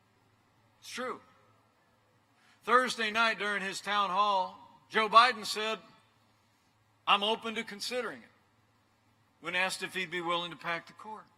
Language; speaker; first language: English; native; English